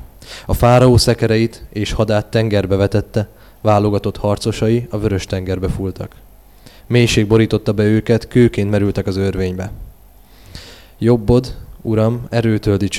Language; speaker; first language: Hungarian; native; Hungarian